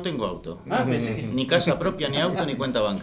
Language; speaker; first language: Spanish; native; Spanish